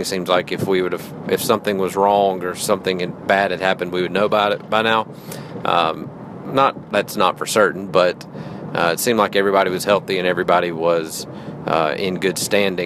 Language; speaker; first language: English; native; English